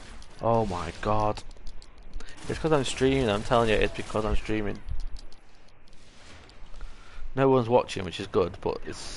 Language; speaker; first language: English; native; English